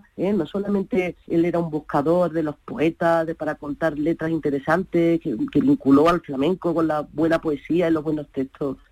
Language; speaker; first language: Spanish; native; Spanish